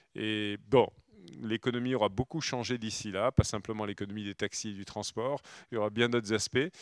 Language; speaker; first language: French; native; French